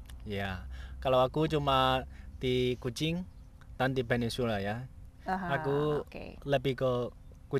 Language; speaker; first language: Indonesian; non-native, learner; Chinese